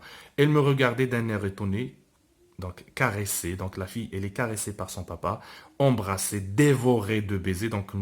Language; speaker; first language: French; non-native, local second language; Arabic